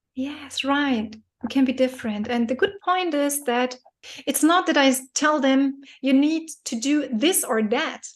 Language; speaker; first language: English; non-native, fluent; German